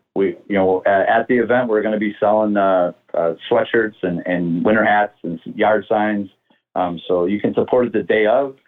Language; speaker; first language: English; native; English